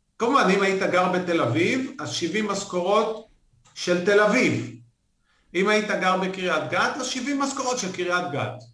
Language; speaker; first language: Hebrew; native; Hebrew